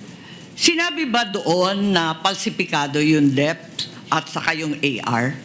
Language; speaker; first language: Filipino; native; Filipino